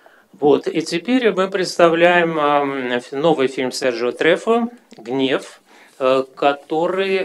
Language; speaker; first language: Russian; native; Russian